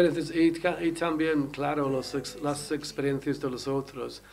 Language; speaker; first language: Spanish; non-native, learner; English